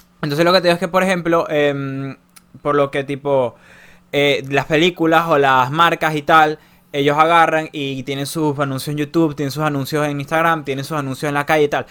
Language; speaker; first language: Spanish; native; Spanish